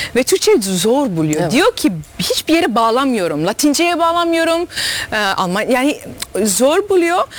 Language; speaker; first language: Turkish; early bilingual, heritage; Dutch